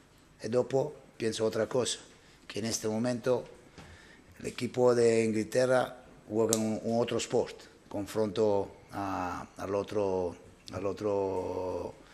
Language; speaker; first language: Spanish; non-native, learner; Italian